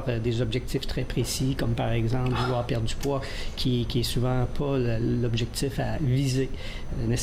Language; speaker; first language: French; native; French